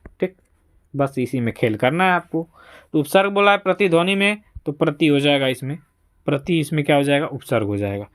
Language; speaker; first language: Hindi; native; Hindi